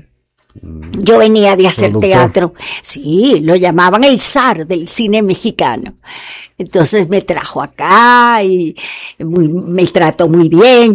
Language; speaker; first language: Spanish; native; Spanish